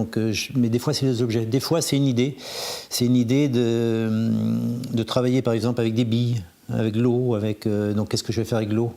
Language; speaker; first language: French; native; French